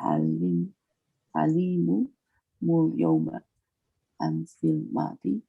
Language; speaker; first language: Arabic; non-native, learner; English